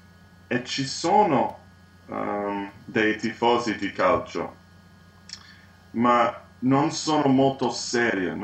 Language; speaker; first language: Italian; non-native, learner; English